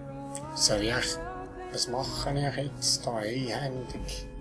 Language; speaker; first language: German; native; German